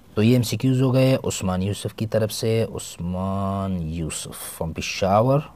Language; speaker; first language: Urdu; non-native, local second language; Pashto